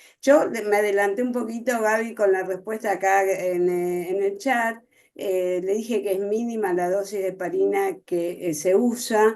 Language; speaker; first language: Spanish; native; Spanish